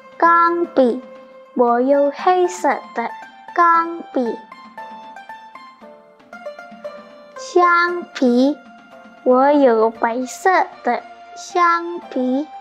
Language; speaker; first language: Chinese; non-native, learner; Indonesian